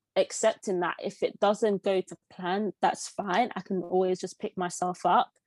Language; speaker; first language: English; early bilingual, other home language; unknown